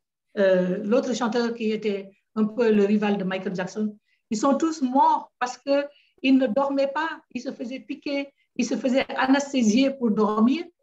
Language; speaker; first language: French; native; French